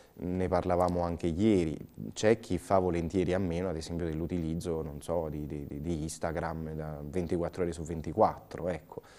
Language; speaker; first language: Italian; native; Italian